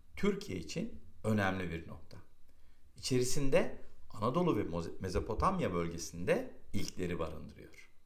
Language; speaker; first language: Turkish; native; Turkish